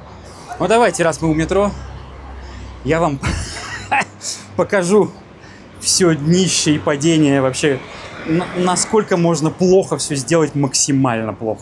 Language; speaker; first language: Russian; native; Russian